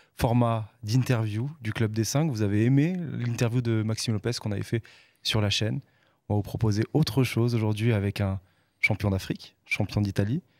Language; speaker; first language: French; native; French